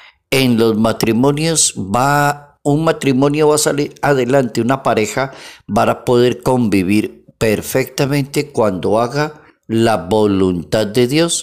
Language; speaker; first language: Spanish; native; Spanish